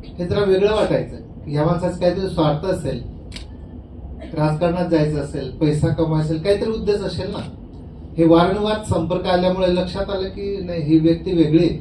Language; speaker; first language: Marathi; non-native, local second language; Kukna